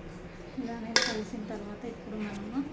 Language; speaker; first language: Telugu; native; Telugu